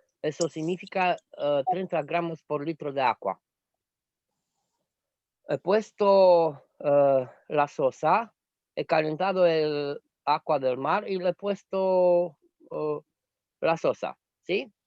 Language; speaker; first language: Spanish; non-native, fluent; Romanian